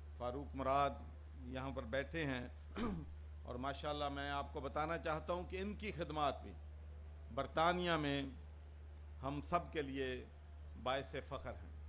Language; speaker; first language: Urdu; non-native, local second language; Punjabi